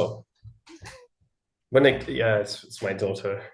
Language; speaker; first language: English; non-native, learner; Russian